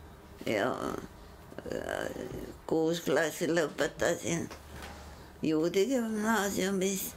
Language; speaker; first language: Estonian; non-native, local second language; Yiddish